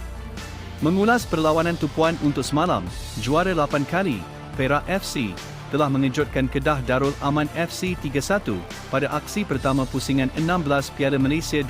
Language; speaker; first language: Malay; native; Malay